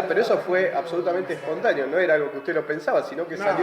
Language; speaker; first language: Spanish; native; Spanish